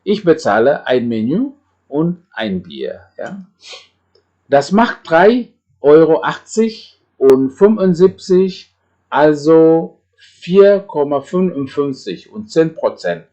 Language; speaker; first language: German; non-native, fluent; Indonesian